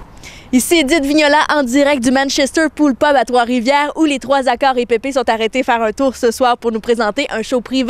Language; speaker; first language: French; native; French